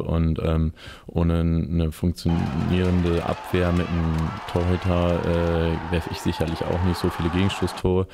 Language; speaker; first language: German; native; German